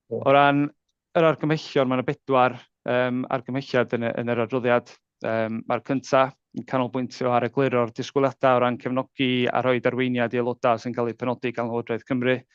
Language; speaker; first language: Welsh; native; Welsh